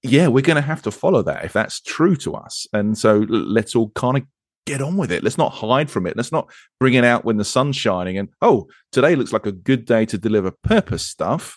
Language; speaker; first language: English; native; English